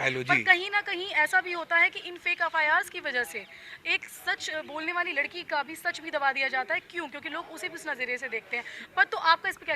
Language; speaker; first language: Hindi; native; Hindi